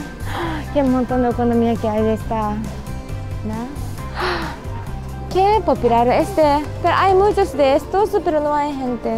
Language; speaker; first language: Spanish; non-native, learner; Japanese